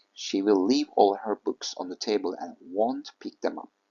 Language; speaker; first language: English; non-native, fluent; Turkish